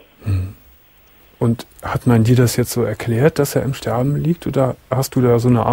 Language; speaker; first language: German; native; German